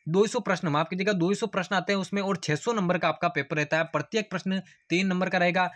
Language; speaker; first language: Hindi; native; Hindi